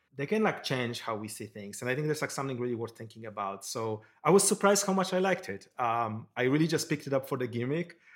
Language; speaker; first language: English; non-native, fluent; Polish